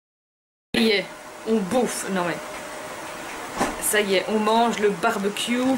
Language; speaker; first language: French; native; French